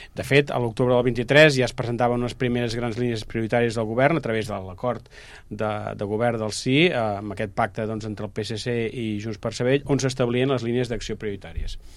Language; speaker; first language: Catalan; native; Catalan